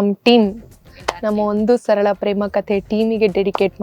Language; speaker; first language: Kannada; early bilingual, heritage; Kannada